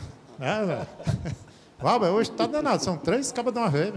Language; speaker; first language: Portuguese; native; Portuguese